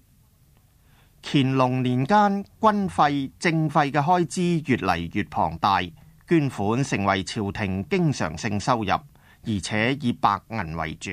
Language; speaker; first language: Chinese; non-native, local second language; Cantonese